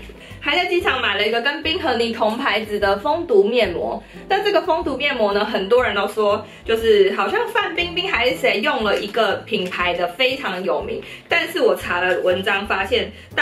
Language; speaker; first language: Chinese; native; Chinese